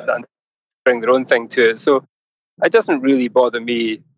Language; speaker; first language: English; native; English